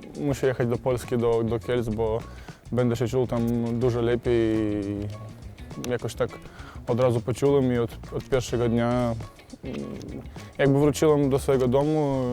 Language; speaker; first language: Polish; non-native, fluent; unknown